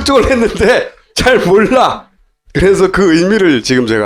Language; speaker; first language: Korean; native; Korean